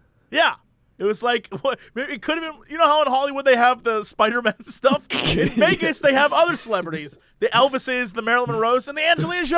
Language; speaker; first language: English; native; English